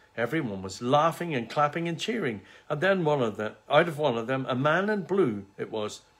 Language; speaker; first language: English; native; English